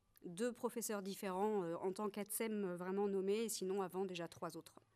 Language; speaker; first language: French; native; French